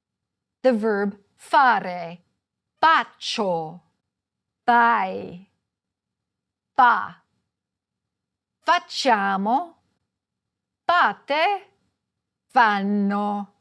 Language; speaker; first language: Italian; non-native, fluent; English